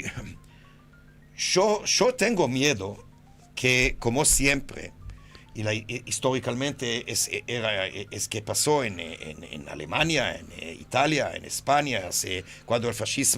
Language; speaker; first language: Spanish; non-native, fluent; Hebrew